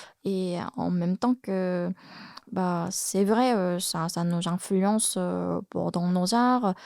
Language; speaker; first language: French; non-native, fluent; Korean